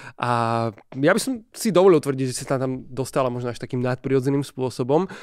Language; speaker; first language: Slovak; native; Slovak